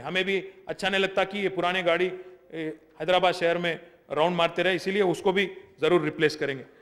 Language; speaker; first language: Hindi; non-native, local second language; Telugu